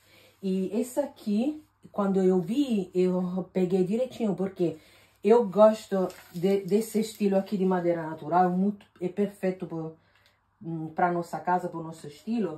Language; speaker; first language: Portuguese; non-native, fluent; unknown